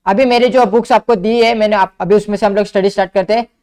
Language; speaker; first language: Hindi; non-native, local second language; Marathi